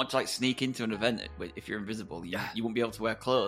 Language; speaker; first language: English; native; English